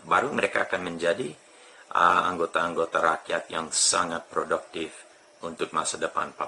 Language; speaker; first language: Indonesian; non-native, fluent; English